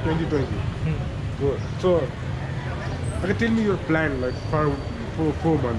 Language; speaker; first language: English; non-native, learner; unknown